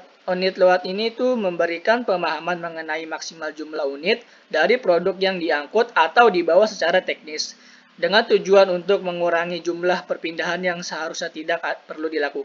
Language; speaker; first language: Indonesian; native; Indonesian